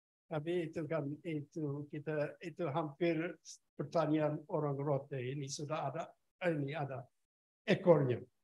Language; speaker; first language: Indonesian; non-native, fluent; English